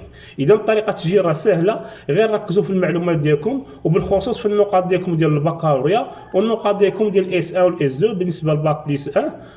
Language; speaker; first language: Arabic; native; Arabic